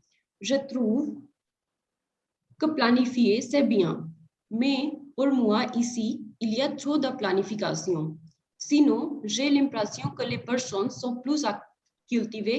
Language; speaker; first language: French; non-native, fluent; Hindi